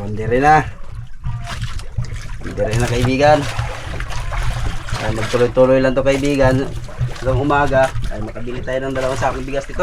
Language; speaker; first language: Filipino; non-native, local second language; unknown